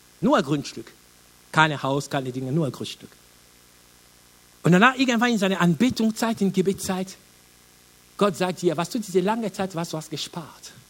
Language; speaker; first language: German; non-native, learner; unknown